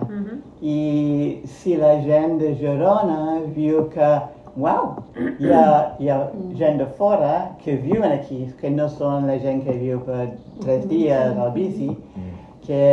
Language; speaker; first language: Catalan; non-native, fluent; Spanish